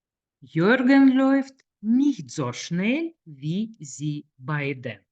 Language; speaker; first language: German; non-native, fluent; Lithuanian